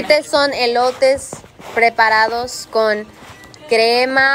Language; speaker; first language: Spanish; early bilingual, other home language; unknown